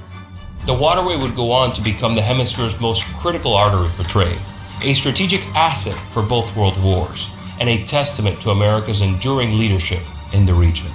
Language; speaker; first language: English; native; English